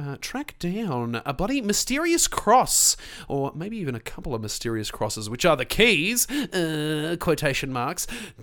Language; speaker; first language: English; native; English